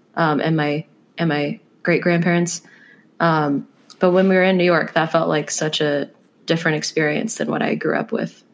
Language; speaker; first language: English; native; English